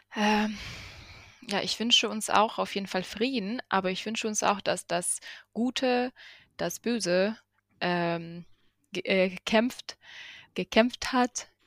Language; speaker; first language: German; non-native, fluent; Ukrainian